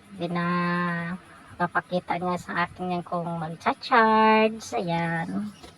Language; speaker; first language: Filipino; non-native, local second language; Cebuano